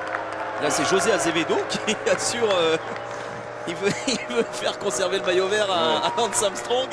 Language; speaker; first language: French; native; French